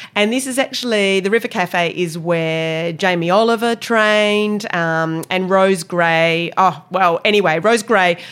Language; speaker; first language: English; native; English